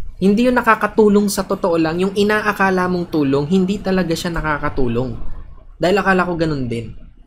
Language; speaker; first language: Filipino; native; Filipino